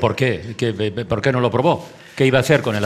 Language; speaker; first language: Spanish; native; Spanish